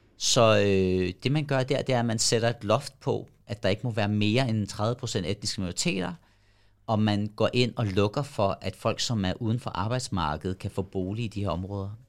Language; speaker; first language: Danish; early bilingual, other home language; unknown